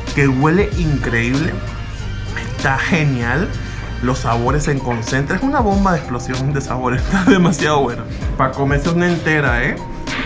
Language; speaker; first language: Spanish; native; Spanish